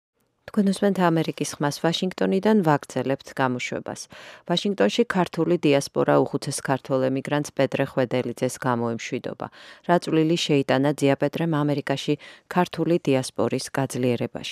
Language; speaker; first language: Georgian; native; Georgian